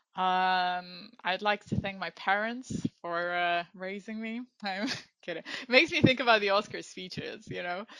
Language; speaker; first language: English; non-native, fluent; Romanian